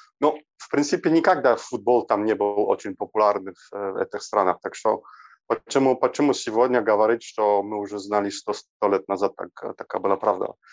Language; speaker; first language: Russian; non-native, learner; Polish